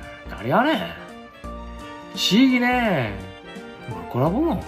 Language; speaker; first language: Korean; native; Korean